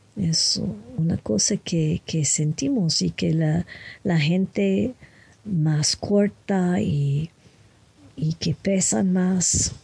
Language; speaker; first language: Spanish; non-native, fluent; French